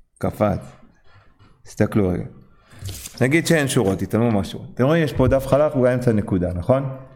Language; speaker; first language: Hebrew; non-native, fluent; English